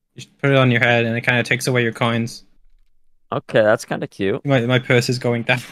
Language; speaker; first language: English; native; English